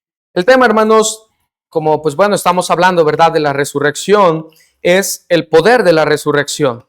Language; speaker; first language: Spanish; native; Spanish